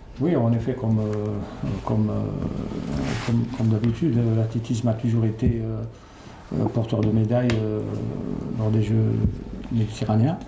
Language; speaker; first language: French; non-native, local second language; Arabic